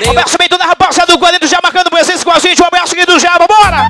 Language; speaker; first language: Portuguese; native; Portuguese